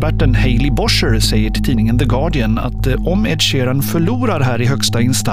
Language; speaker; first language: Swedish; native; Swedish